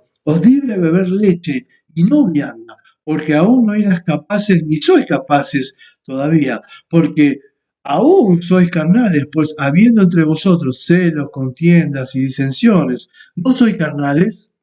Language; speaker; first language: Spanish; native; Spanish